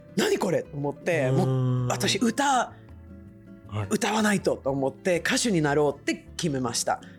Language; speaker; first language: Japanese; non-native, fluent; Swedish